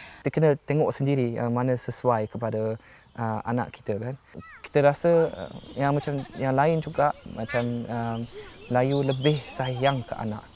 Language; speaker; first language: Malay; non-native, fluent; German